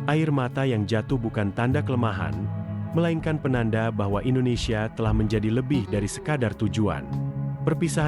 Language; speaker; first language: Indonesian; native; Indonesian